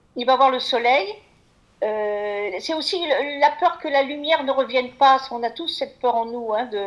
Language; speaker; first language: French; early bilingual, other home language; Kabyle